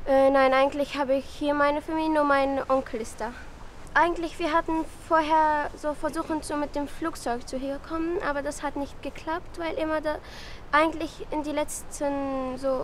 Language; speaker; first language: German; non-native, learner; Arabic